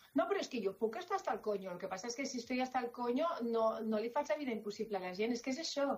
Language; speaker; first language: Catalan; non-native, local second language; Spanish